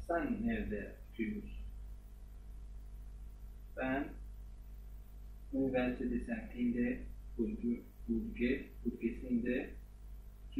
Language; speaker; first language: Turkish; non-native, fluent; Arabic